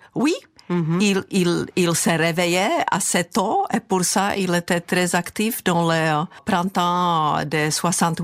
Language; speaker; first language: French; non-native, fluent; Czech